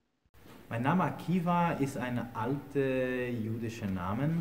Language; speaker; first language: German; non-native, fluent; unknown